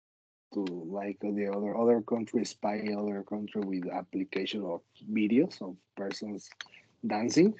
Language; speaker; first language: English; non-native, learner; Spanish